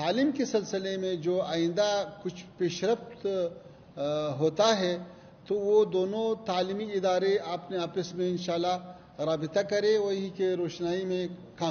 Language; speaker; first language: Hindi; non-native, learner; Pashto